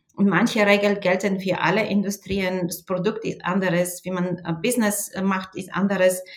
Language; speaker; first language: German; non-native, fluent; Bulgarian